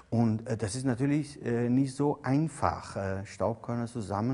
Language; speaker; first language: German; non-native, fluent; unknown